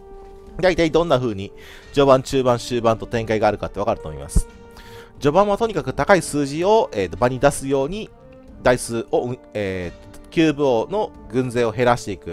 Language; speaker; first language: Japanese; native; Japanese